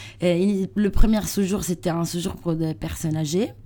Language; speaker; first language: French; non-native, learner; Italian